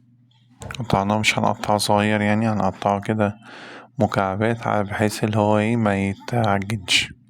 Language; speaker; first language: Arabic; native; Arabic